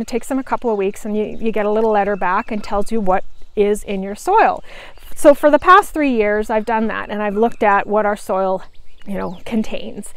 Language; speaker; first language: English; native; English